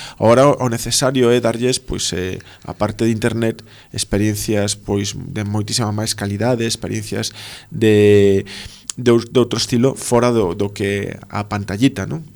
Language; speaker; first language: Galician; non-native, local second language; Spanish